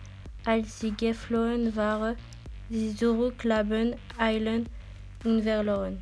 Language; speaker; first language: German; non-native, learner; French